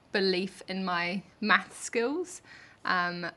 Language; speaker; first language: English; native; English